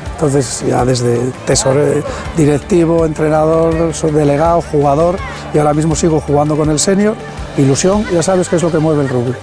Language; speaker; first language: Spanish; native; Spanish